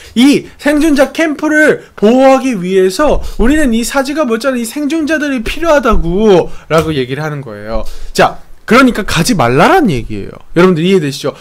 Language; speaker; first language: Korean; native; Korean